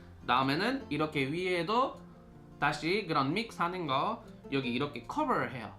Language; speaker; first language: Korean; non-native, fluent; Spanish